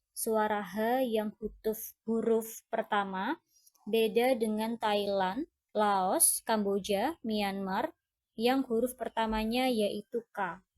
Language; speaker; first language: Indonesian; non-native, fluent; Thai